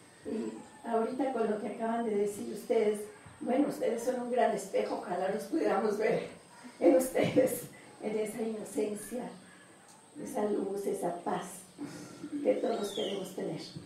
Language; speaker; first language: Spanish; native; Spanish